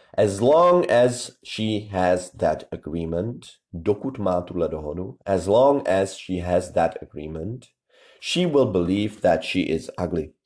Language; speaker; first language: English; non-native, fluent; Czech